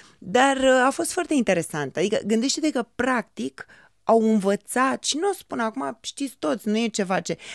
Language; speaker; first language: Romanian; native; Romanian